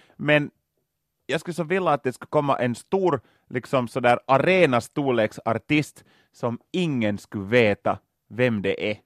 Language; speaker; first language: Swedish; native; Swedish